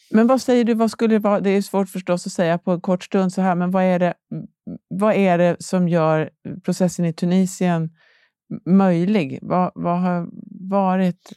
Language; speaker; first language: Swedish; native; Swedish